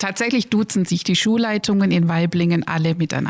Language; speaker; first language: German; native; German